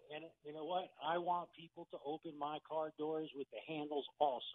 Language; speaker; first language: English; native; English